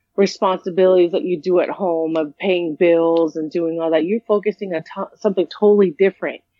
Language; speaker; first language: English; native; English